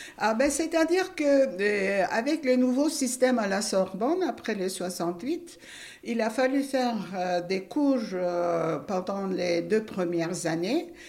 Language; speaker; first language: French; non-native, fluent; Turkish